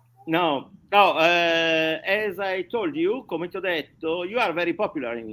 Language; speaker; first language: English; non-native, learner; Italian